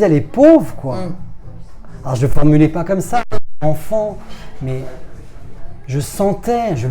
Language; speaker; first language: French; native; French